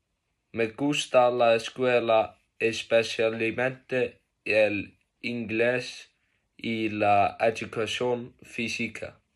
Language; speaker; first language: Spanish; non-native, learner; Icelandic